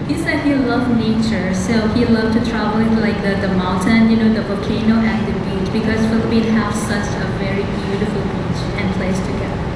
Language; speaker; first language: English; non-native, fluent; Thai